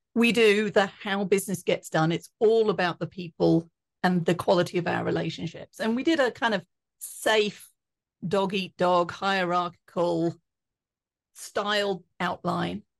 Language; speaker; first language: English; native; English